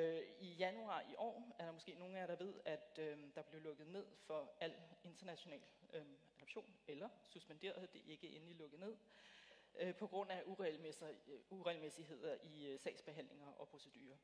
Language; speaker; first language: Danish; native; Danish